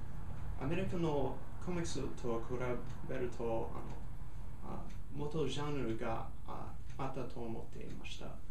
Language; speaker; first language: Japanese; non-native, learner; English